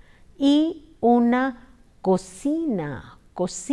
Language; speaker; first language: Spanish; non-native, fluent; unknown